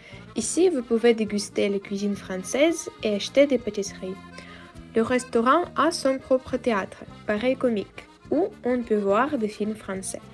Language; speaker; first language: French; non-native, learner; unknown